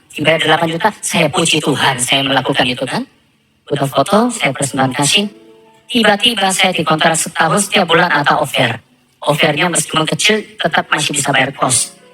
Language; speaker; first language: Indonesian; non-native, fluent; Korean